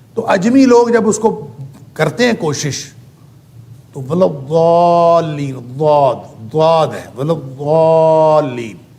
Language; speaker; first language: Urdu; non-native, local second language; Punjabi